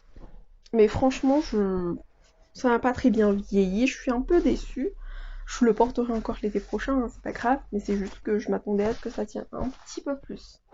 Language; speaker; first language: French; native; French